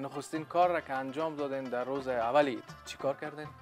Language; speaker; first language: Persian; native; Persian